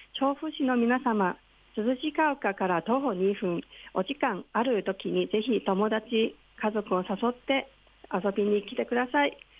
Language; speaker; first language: Japanese; non-native, fluent; Cantonese